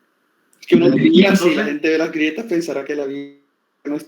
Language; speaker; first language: Spanish; native; Spanish